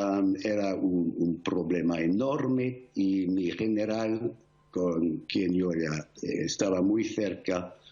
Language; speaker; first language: Spanish; non-native, fluent; English